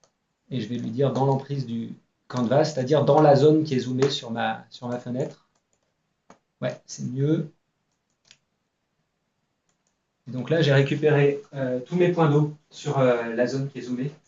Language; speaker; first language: French; native; French